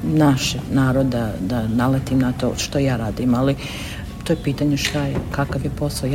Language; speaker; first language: Serbian; early bilingual, heritage; Serbian